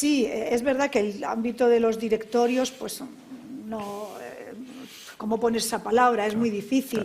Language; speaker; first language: Spanish; native; Spanish